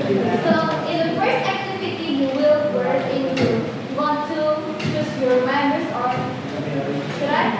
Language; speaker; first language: English; non-native, fluent; Indonesian